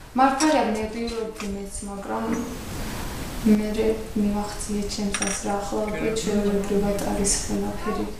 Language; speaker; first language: Georgian; non-native, local second language; Azerbaijani